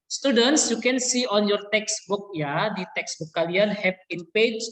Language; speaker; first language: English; non-native, learner; Indonesian